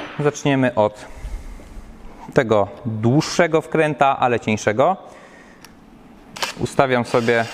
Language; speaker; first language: Polish; native; Polish